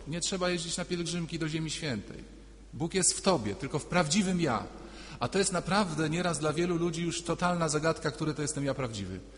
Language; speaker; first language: Polish; native; Polish